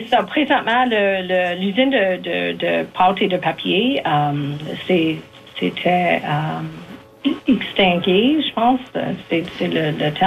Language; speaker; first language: French; native; French